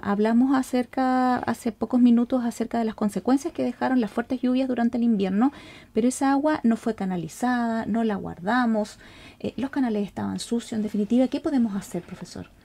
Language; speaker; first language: Spanish; native; Spanish